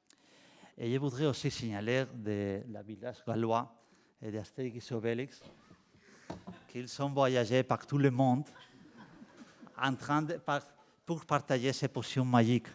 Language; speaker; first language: French; non-native, learner; Spanish